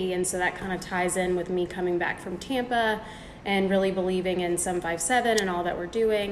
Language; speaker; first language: English; native; English